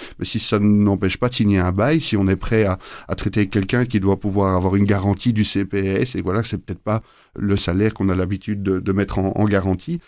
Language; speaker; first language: French; native; French